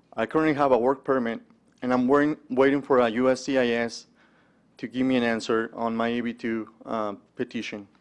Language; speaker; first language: English; early bilingual, other home language; Spanish